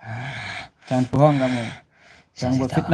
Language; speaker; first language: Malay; non-native, local second language; Javanese